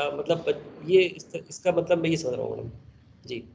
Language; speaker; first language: Hindi; native; Hindi